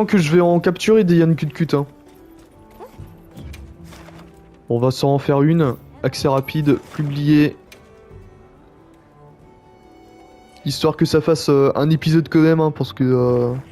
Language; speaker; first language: French; native; French